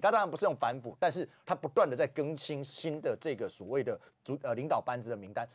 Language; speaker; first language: Chinese; native; Chinese